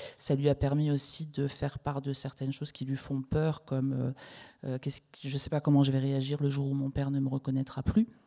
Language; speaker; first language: French; native; French